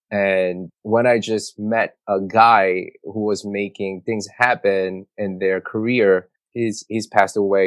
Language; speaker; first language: English; non-native, fluent; Korean